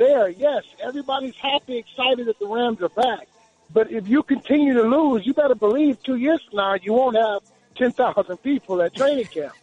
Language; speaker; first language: English; native; English